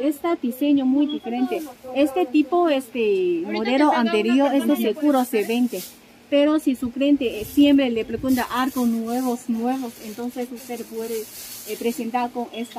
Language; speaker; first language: Spanish; non-native, learner; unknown